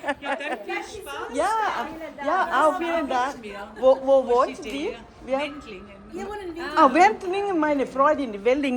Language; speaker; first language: German; non-native, learner; Thai